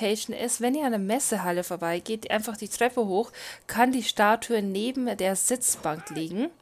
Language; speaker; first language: German; native; German